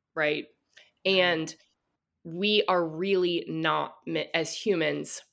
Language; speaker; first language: English; native; English